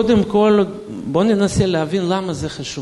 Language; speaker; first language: Hebrew; non-native, fluent; Russian